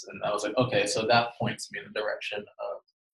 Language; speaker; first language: English; native; English